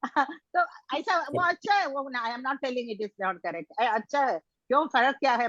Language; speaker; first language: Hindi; non-native, local second language; Tamil